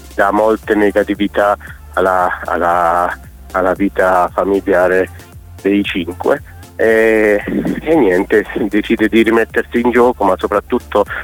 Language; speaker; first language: Italian; native; Italian